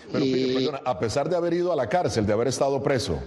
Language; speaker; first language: Spanish; native; Spanish